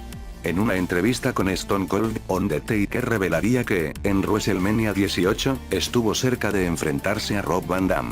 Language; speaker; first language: Spanish; native; Spanish